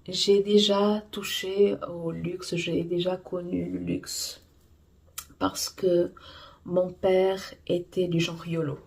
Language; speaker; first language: French; non-native, fluent; Portuguese